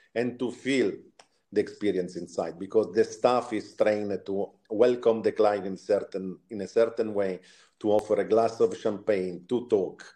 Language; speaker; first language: English; non-native, fluent; Italian